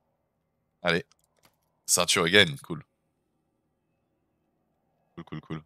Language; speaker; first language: French; native; French